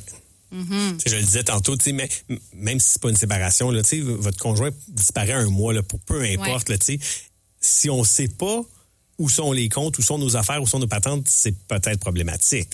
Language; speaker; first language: French; native; French